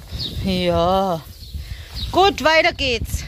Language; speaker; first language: German; native; German